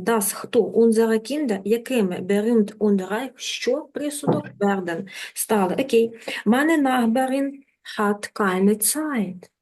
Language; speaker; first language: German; non-native, fluent; Ukrainian